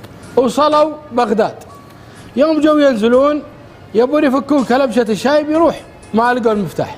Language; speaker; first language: Arabic; native; Arabic